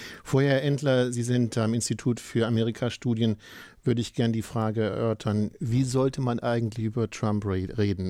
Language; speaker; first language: German; native; German